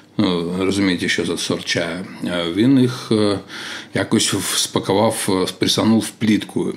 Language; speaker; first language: Ukrainian; non-native, local second language; Russian